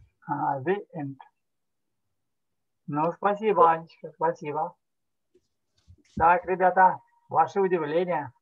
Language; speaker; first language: Russian; native; Russian